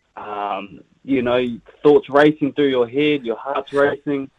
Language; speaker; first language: English; native; English